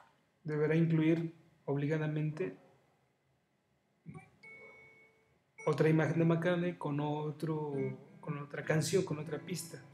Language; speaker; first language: Spanish; native; Spanish